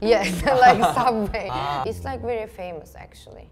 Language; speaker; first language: English; non-native, fluent; Turkish